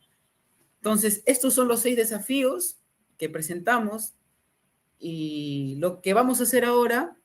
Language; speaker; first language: Spanish; native; Spanish